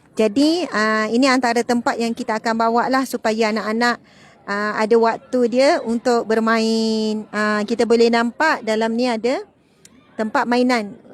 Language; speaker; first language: Malay; native; Malay